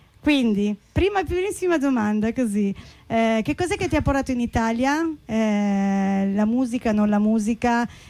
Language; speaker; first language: Italian; native; Italian